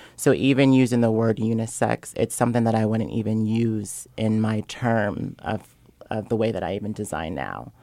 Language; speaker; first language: English; native; English